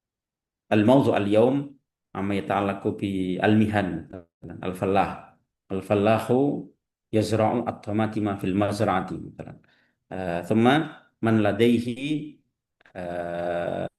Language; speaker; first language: Arabic; non-native, fluent; Indonesian